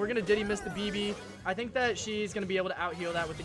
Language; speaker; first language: English; native; English